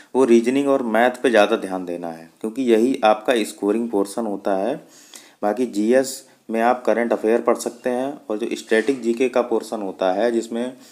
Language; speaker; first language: Hindi; native; Hindi